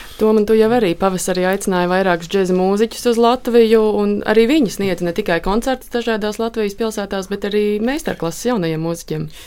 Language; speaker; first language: Latvian; native; Latvian